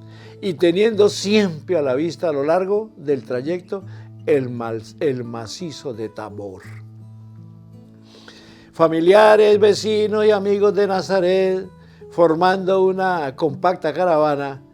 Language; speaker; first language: Spanish; native; Spanish